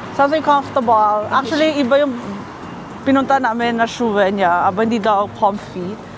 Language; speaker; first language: Filipino; native; Filipino